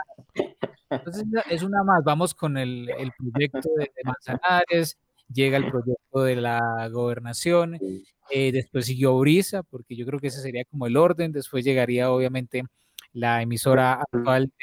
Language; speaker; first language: Spanish; native; Spanish